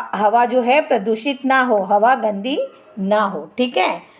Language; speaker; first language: Hindi; non-native, local second language; Marathi